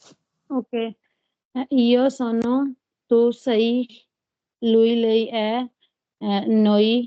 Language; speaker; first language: Italian; non-native, learner; Urdu